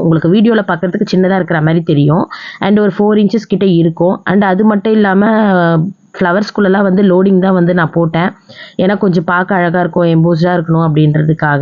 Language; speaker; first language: Tamil; native; Tamil